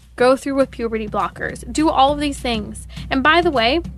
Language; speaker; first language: English; native; English